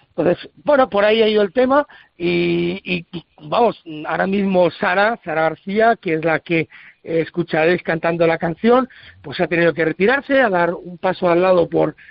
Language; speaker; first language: Spanish; native; Spanish